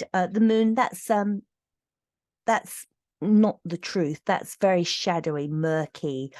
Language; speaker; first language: English; native; English